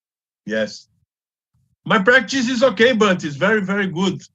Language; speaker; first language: English; non-native, learner; Portuguese